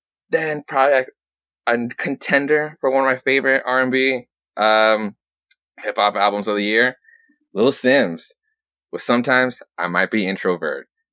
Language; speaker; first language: English; early bilingual, other home language; Spanish